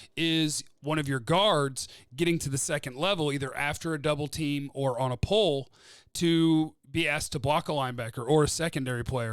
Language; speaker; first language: English; native; English